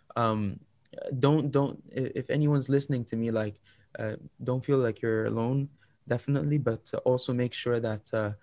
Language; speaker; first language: English; non-native, fluent; Arabic